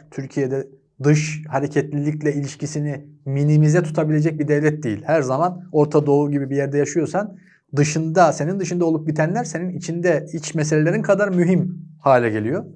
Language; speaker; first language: Turkish; native; Turkish